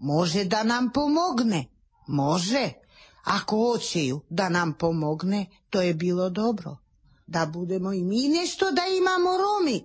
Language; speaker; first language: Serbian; non-native, local second language; Romany